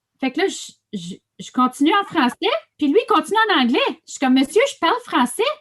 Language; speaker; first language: French; native; French